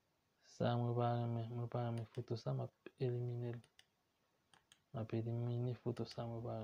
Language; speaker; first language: French; non-native, learner; Haitian Creole